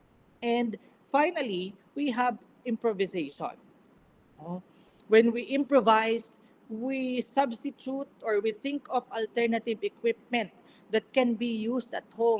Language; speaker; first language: English; non-native, local second language; Filipino